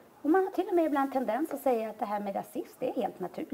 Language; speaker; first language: Swedish; native; Swedish